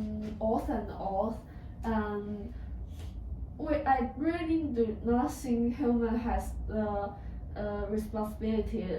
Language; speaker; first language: English; non-native, learner; Chinese